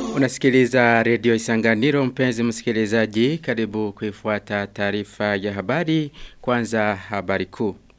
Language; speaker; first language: Swahili; non-native, local second language; Rundi